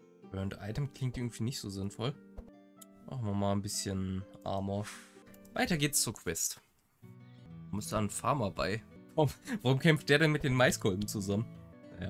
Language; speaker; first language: German; native; German